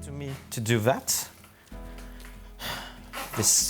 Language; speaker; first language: English; non-native, learner; French